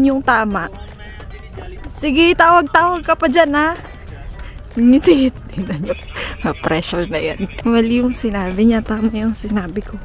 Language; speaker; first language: Filipino; native; Filipino